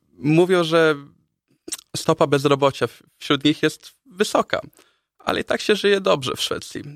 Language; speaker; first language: Polish; early bilingual, heritage; Polish